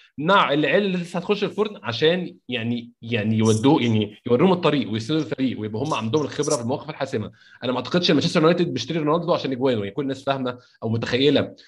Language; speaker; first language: Arabic; native; Arabic